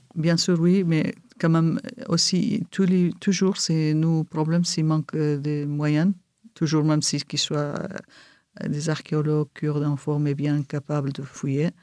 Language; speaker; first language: French; non-native, fluent; Kurdish